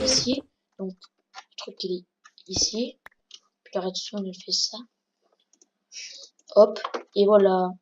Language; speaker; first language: French; native; French